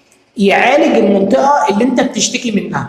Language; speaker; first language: Arabic; native; Arabic